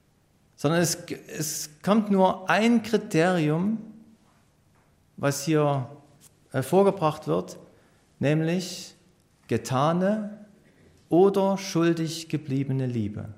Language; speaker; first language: German; native; German